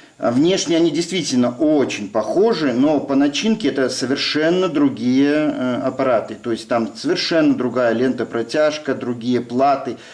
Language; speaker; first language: Russian; native; Russian